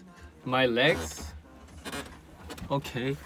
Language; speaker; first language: English; non-native, learner; Korean